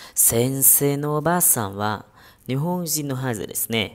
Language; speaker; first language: Japanese; non-native, fluent; Vietnamese